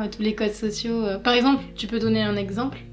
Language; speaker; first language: French; native; French